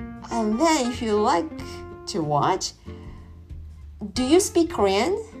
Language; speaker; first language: English; non-native, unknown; Japanese